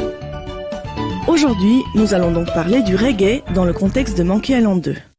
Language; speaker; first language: French; native; French